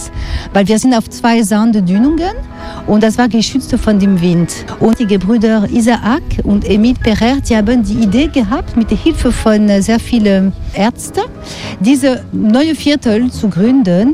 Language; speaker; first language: German; non-native, fluent; French